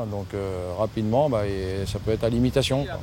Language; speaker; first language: French; native; French